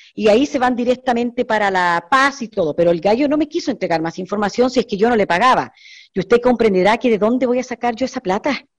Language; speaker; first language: Spanish; native; Spanish